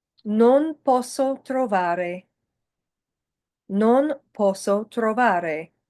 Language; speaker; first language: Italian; non-native, fluent; English